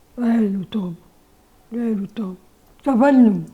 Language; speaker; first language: Hebrew; non-native, learner; Arabic